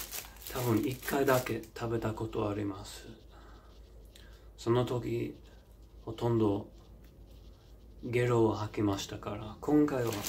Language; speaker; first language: Japanese; non-native, learner; English